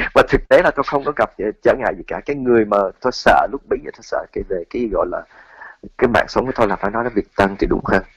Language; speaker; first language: Vietnamese; early bilingual, heritage; Vietnamese